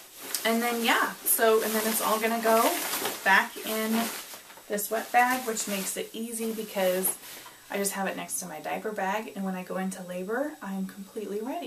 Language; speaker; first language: English; native; English